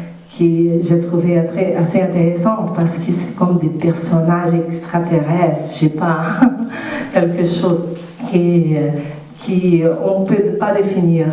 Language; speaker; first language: French; non-native, fluent; Portuguese